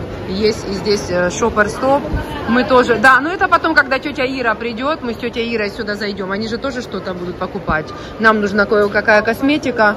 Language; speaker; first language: Russian; native; Russian